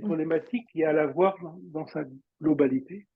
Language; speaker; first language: French; native; French